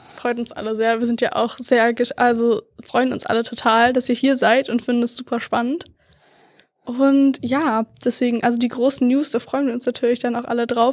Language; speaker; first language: German; native; German